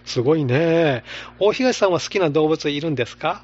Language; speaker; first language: Japanese; native; Japanese